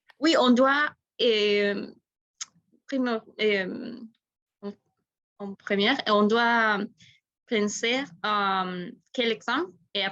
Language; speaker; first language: French; non-native, learner; Spanish